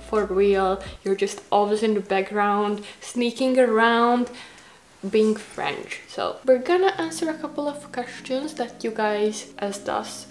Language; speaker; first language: English; non-native, fluent; Hungarian